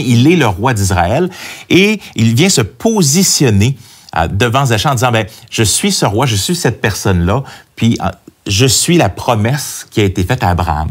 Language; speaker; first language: French; native; French